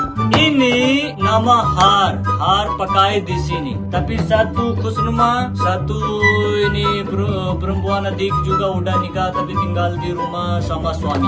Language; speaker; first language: Indonesian; non-native, learner; Hindi